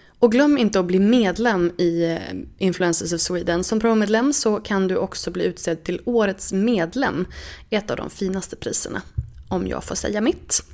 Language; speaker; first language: Swedish; native; Swedish